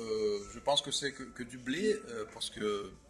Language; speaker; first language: French; non-native, fluent; Russian